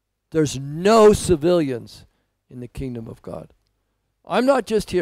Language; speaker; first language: English; native; English